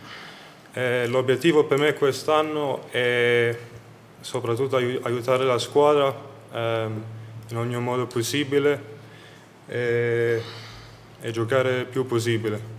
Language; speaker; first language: Italian; non-native, fluent; Swedish